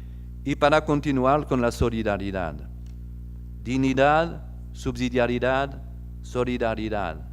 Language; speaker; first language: Spanish; non-native, fluent; French